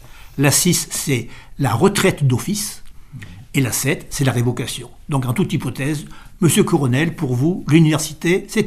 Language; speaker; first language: French; native; French